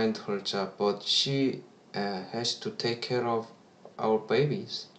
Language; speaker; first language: English; non-native, learner; Korean